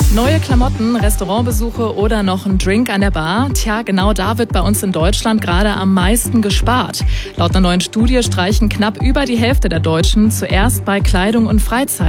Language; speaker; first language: German; native; German